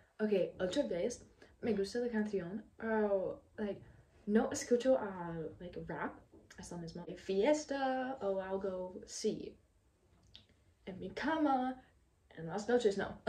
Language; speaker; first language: Spanish; non-native, learner; English